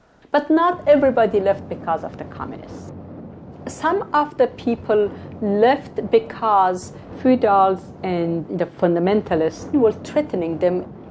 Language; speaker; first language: English; non-native, fluent; Persian